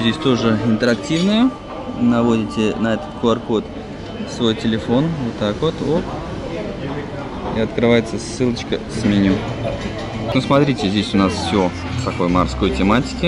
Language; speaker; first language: Russian; native; Russian